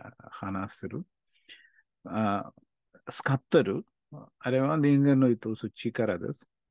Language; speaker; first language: Japanese; non-native, learner; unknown